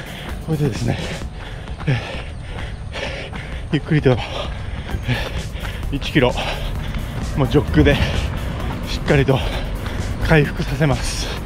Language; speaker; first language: Japanese; native; Japanese